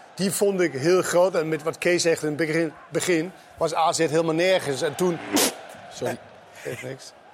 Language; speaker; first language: Dutch; non-native, fluent; Danish